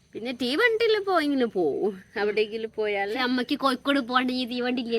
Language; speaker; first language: Malayalam; non-native, local second language; Hindi